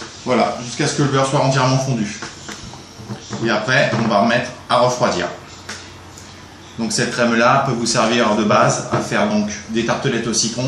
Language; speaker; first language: French; native; French